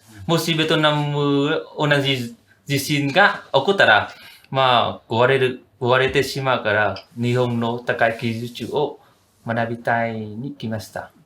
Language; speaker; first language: Japanese; non-native, learner; Vietnamese